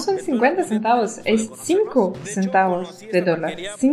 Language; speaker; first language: Spanish; non-native, fluent; Portuguese